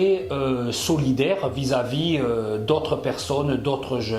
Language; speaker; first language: French; native; French